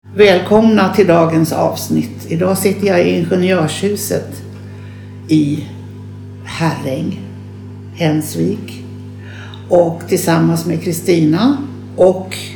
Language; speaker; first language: Swedish; native; Swedish